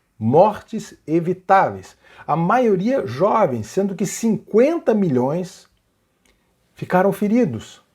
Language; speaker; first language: Portuguese; native; Portuguese